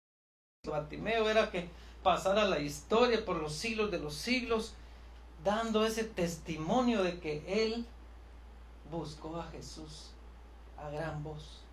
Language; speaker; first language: Spanish; native; Spanish